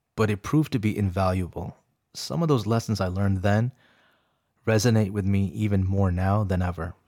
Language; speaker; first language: English; early bilingual, other home language; Urdu